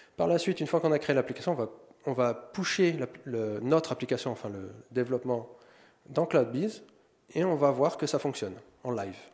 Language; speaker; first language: French; native; French